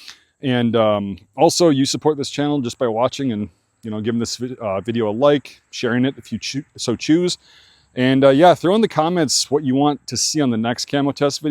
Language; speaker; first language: English; native; English